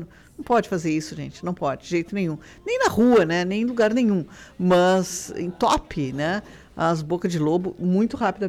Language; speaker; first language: Portuguese; native; Portuguese